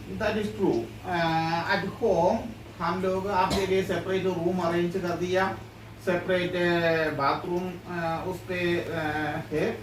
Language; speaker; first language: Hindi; non-native, local second language; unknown